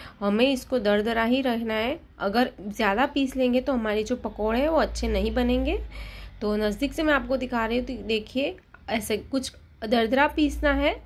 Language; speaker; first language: Hindi; non-native, local second language; Gujarati